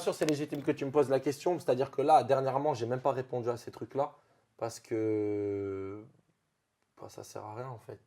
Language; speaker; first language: French; native; French